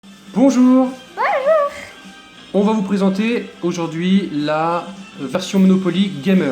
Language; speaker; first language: French; native; French